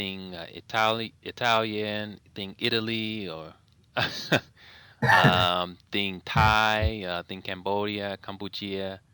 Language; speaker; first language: Vietnamese; non-native, learner; English